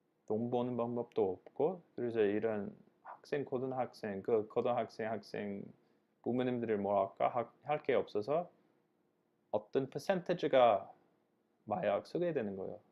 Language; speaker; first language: Korean; non-native, fluent; English